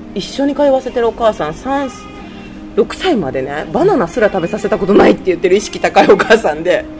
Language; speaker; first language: Japanese; native; Japanese